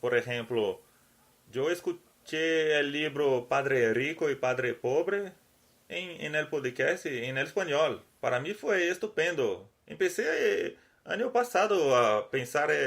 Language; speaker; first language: Spanish; non-native, learner; Portuguese